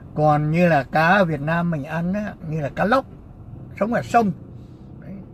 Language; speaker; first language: Vietnamese; native; Vietnamese